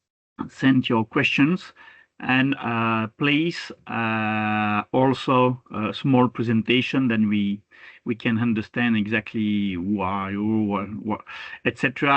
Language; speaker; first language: English; non-native, fluent; French